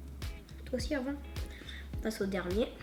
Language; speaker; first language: French; native; French